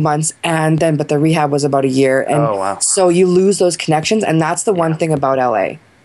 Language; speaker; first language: English; native; English